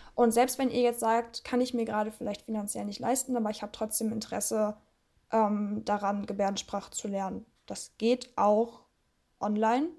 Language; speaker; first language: German; early bilingual, other home language; Russian